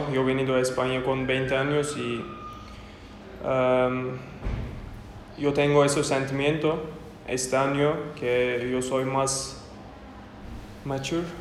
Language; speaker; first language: Spanish; non-native, learner; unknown